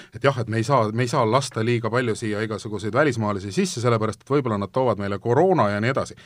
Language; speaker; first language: Estonian; native; Estonian